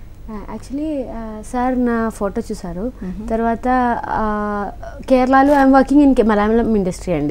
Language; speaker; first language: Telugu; non-native, learner; Malayalam